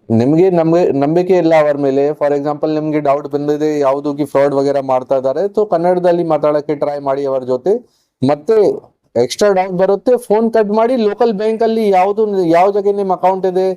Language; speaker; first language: Kannada; non-native, fluent; Hindi